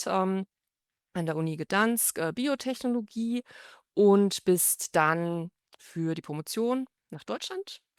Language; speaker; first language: German; native; German